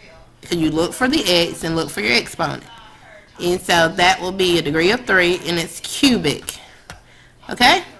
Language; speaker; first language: English; native; English